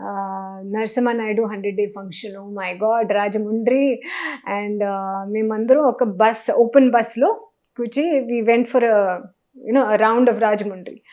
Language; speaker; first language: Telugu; non-native, learner; Hindi